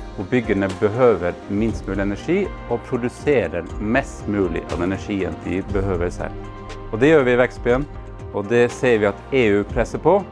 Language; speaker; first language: Norwegian; native; Norwegian